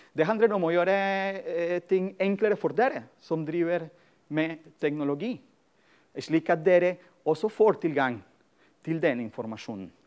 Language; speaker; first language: Norwegian; non-native, fluent; Spanish